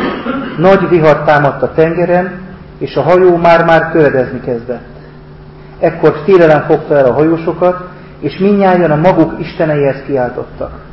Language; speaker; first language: Hungarian; native; Hungarian